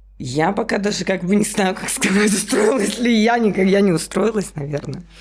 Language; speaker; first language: Russian; native; Russian